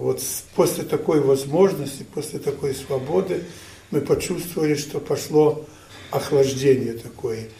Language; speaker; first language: Russian; non-native, fluent; Ukrainian